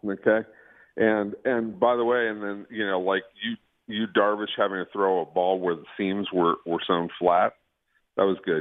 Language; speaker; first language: English; native; English